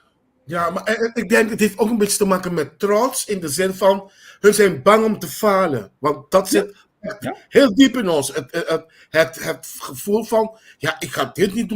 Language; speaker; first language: Dutch; non-native, local second language; Papiamento